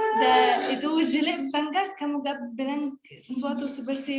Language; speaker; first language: Indonesian; non-native, learner; Arabic